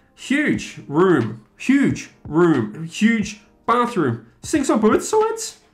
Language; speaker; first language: English; native; English